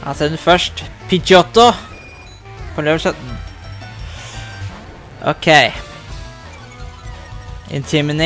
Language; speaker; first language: Norwegian; native; Norwegian